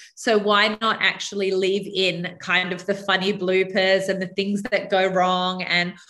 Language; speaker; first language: English; native; English